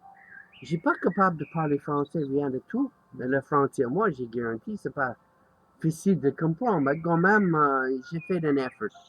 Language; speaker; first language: French; non-native, learner; English